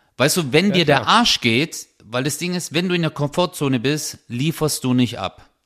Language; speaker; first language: German; early bilingual, other home language; Turkish